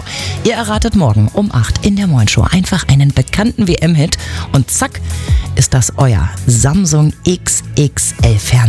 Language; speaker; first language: German; native; German